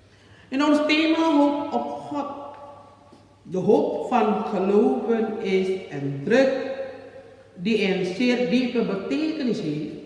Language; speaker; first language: Dutch; non-native, learner; Indonesian